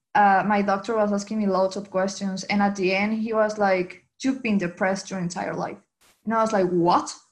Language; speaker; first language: English; non-native, fluent; Spanish